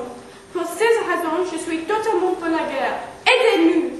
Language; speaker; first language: French; non-native, learner; English